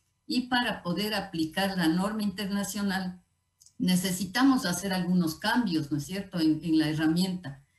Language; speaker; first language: Spanish; native; Spanish